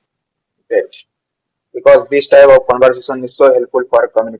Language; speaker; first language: English; non-native, local second language; Bangla